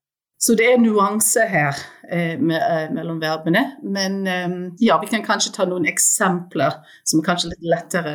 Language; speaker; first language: Norwegian; non-native, fluent; English